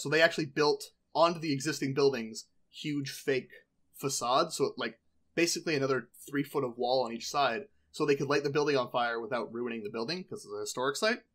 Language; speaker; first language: English; native; English